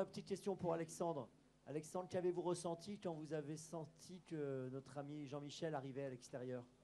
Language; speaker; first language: French; native; French